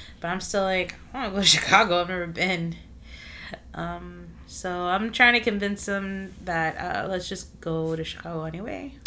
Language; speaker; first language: English; early bilingual, other home language; Spanish